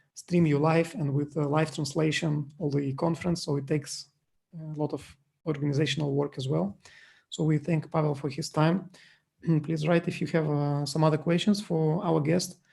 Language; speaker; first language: English; non-native, fluent; Russian